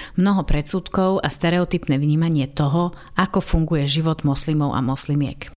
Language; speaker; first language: Slovak; native; Slovak